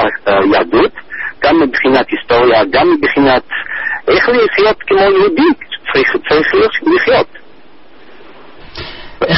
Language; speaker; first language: Hebrew; non-native, fluent; English